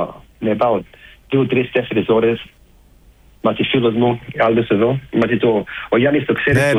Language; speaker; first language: Greek; early bilingual, heritage; Greek